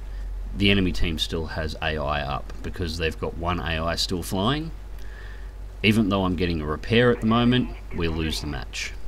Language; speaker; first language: English; native; English